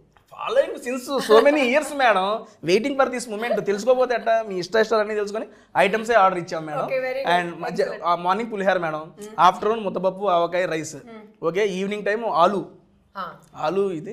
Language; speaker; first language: Telugu; native; Telugu